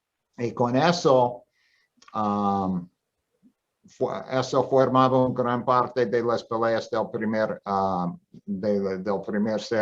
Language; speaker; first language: Spanish; non-native, fluent; English